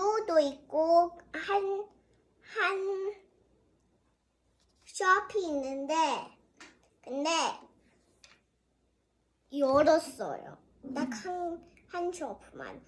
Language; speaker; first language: Korean; early bilingual, heritage; Korean